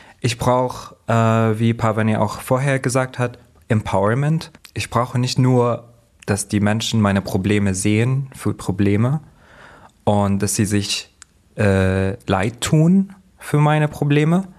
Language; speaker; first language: German; non-native, fluent; Arabic